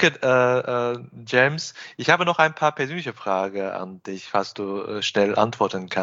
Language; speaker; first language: German; non-native, fluent; Chinese